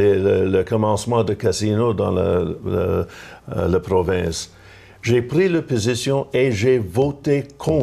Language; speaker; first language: French; non-native, local second language; English